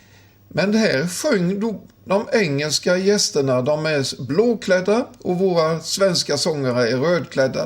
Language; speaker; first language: Swedish; native; Swedish